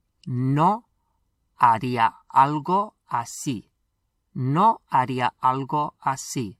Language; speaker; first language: Spanish; non-native, fluent; English